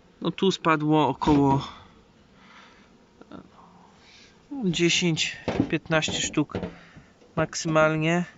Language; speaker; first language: Polish; native; Polish